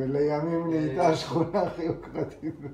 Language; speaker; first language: Hebrew; native; Hebrew